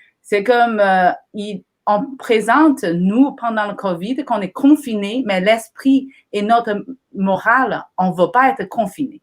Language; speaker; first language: French; non-native, fluent; Chinese